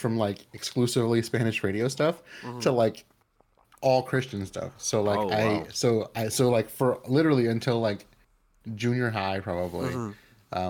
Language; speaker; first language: English; early bilingual, other home language; Spanish